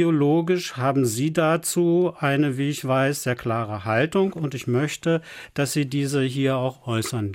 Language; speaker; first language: German; native; German